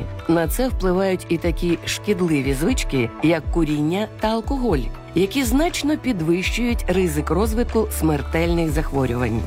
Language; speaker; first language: Ukrainian; native; Ukrainian